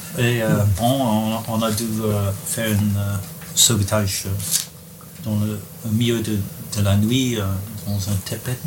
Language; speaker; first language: French; non-native, learner; English